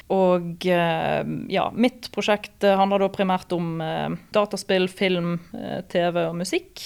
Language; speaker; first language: Norwegian; native; Norwegian